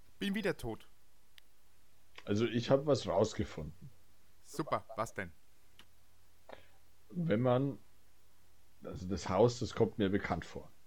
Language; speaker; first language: German; native; German